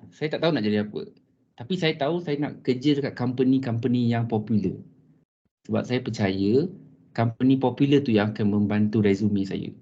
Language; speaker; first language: Malay; native; Malay